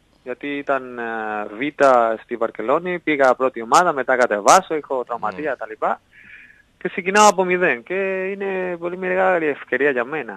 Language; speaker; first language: Greek; non-native, learner; Spanish